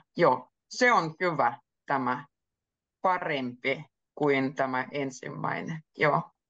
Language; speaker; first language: Finnish; native; Finnish